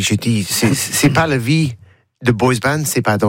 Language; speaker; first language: French; non-native, learner; English